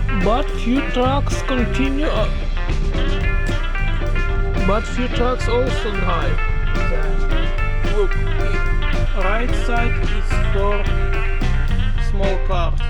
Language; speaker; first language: English; non-native, learner; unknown